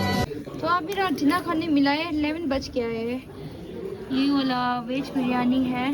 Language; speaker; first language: Hindi; non-native, learner; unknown